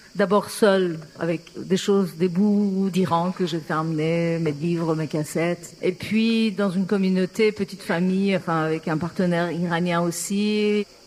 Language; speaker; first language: French; non-native, fluent; Persian